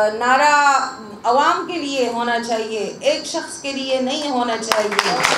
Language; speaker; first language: Urdu; non-native, fluent; Arabic